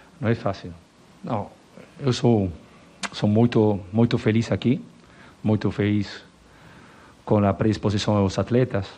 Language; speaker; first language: Portuguese; non-native, learner; Spanish